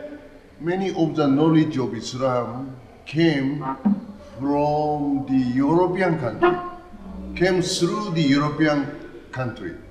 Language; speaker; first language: English; non-native, learner; Japanese